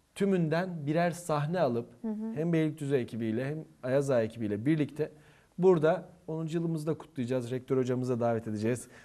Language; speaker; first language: Turkish; non-native, local second language; Kurdish